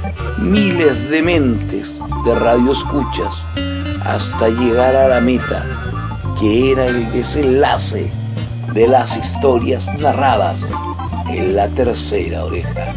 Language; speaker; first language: Spanish; native; Spanish